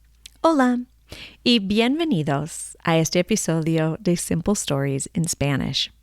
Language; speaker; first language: Spanish; non-native, fluent; English